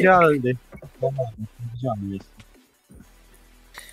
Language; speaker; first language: Polish; native; Polish